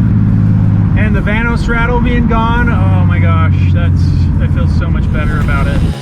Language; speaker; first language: English; native; English